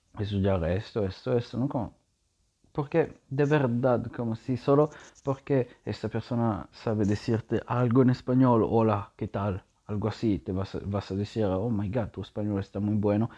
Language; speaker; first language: Spanish; non-native, learner; Italian